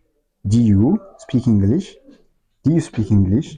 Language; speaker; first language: English; non-native, local second language; Oromo